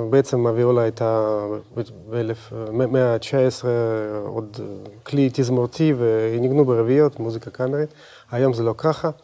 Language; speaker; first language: Hebrew; non-native, fluent; Russian